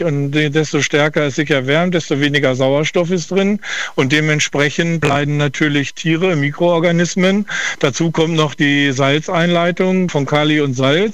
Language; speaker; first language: German; native; German